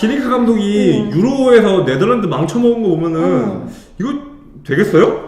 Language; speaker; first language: Korean; native; Korean